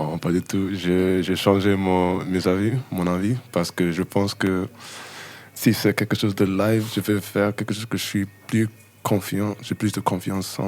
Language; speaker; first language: French; non-native, learner; English